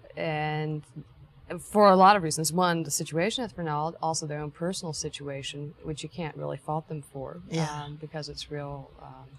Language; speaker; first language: English; native; English